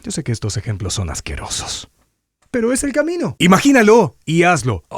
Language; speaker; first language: Spanish; native; Spanish